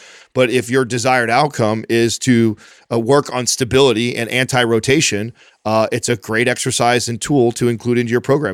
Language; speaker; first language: English; native; English